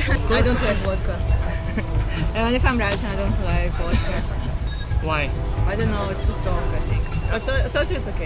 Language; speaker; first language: English; non-native, learner; Russian